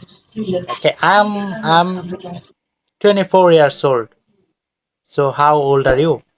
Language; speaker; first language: English; non-native, fluent; Bangla